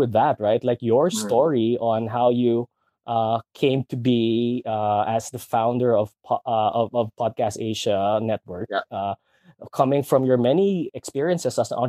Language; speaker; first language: English; non-native, local second language; Filipino